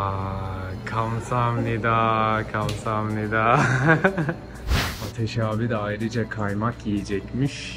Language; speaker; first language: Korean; non-native, learner; Turkish